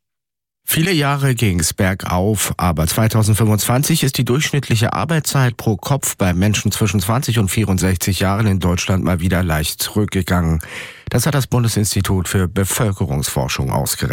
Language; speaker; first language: German; native; German